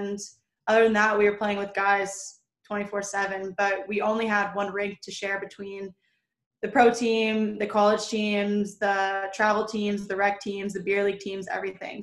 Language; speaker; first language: English; native; English